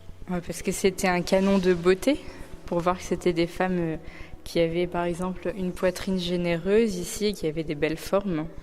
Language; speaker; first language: French; native; French